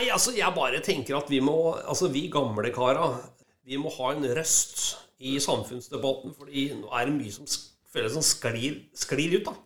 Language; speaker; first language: Norwegian; native; Norwegian